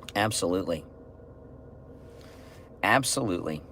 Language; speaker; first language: English; native; English